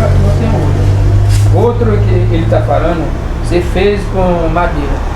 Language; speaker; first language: Portuguese; non-native, learner; Haitian Creole